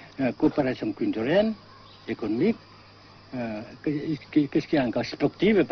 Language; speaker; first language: French; non-native, fluent; Vietnamese